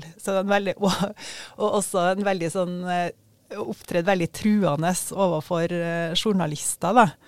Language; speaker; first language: Norwegian; native; Norwegian